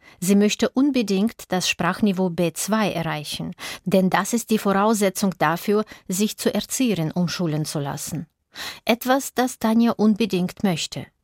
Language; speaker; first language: German; native; German